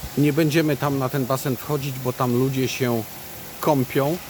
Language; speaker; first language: Polish; native; Polish